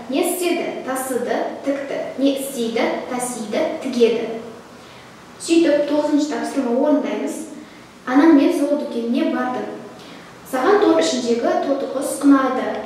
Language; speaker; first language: Kazakh; non-native, local second language; Russian